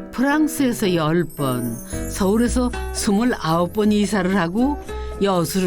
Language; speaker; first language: Korean; native; Korean